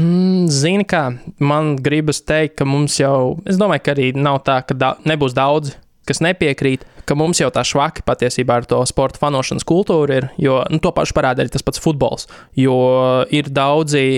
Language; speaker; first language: Latvian; native; Latvian